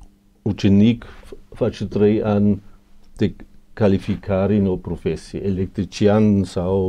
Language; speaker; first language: Romanian; non-native, learner; German